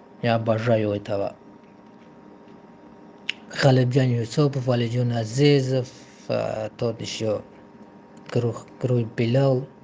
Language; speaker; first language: Russian; non-native, local second language; Tajik